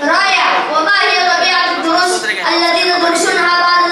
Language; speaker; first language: Arabic; non-native, learner; Urdu